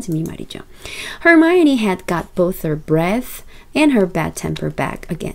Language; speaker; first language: English; non-native, fluent; Korean